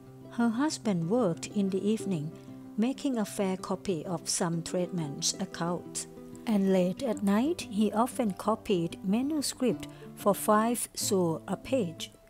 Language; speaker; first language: English; non-native, fluent; Thai